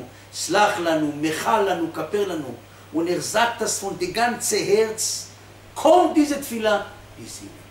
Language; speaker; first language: German; non-native, fluent; Hebrew